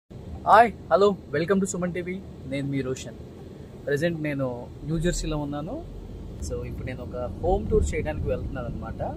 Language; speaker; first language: Telugu; native; Telugu